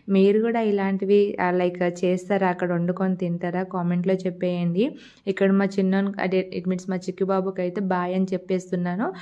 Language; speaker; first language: Telugu; non-native, local second language; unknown